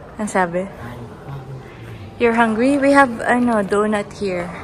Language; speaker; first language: English; non-native, local second language; Filipino